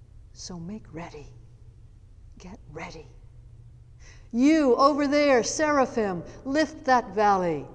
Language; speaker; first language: English; native; English